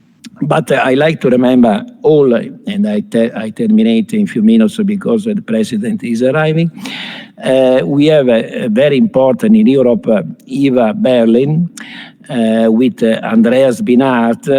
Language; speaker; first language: English; non-native, fluent; Italian